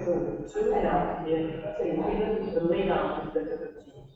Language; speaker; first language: English; non-native, fluent; Spanish